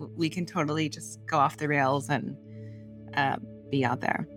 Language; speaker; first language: English; native; English